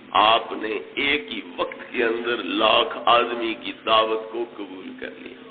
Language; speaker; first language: Urdu; non-native, local second language; Punjabi